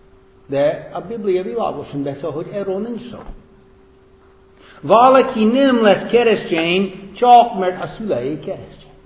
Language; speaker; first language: Hungarian; non-native, fluent; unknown